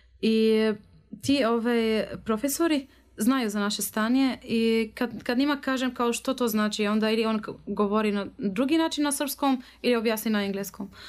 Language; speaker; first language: Croatian; non-native, learner; Arabic